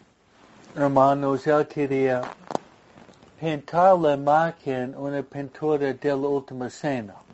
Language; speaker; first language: Spanish; non-native, fluent; English